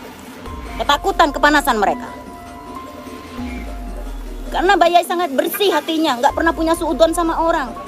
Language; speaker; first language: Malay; non-native, local second language; Javanese